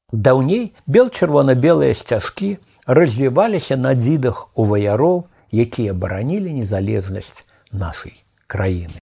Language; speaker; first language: Belarusian; native; Belarusian